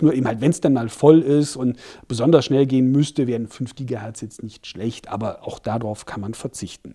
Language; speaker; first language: German; native; German